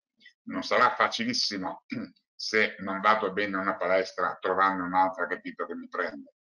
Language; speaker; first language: Italian; native; Italian